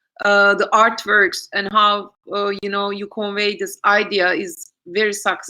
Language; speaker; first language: English; non-native, fluent; Turkish